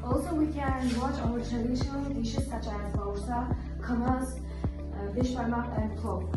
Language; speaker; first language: English; non-native, learner; Kazakh